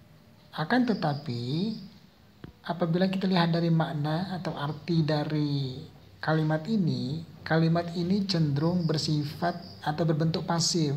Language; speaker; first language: Indonesian; native; Indonesian